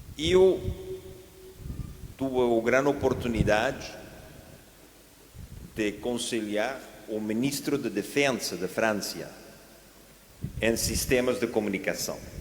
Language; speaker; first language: Portuguese; non-native, fluent; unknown